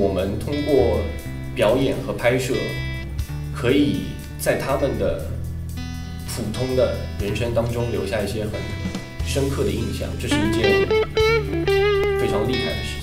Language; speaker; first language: Chinese; native; Chinese